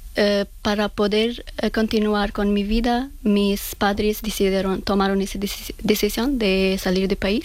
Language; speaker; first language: Spanish; non-native, learner; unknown